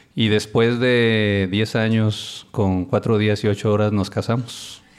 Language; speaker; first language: Spanish; native; Spanish